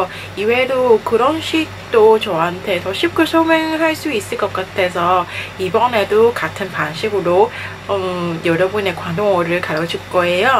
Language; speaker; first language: Korean; non-native, fluent; Cantonese